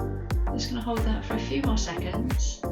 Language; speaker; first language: English; native; English